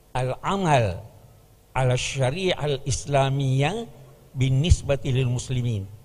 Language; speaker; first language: Arabic; non-native, fluent; Indonesian